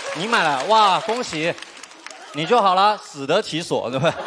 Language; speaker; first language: Chinese; native; Chinese